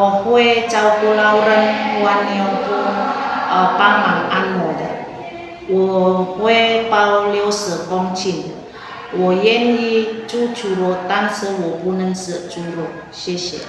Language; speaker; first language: Chinese; non-native, learner; Indonesian